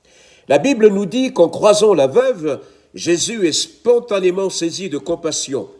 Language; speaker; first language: French; native; French